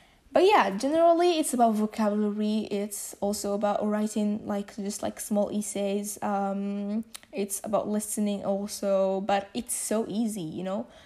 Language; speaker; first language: English; non-native, fluent; Arabic